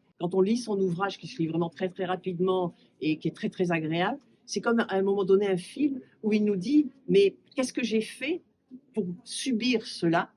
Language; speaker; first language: French; native; French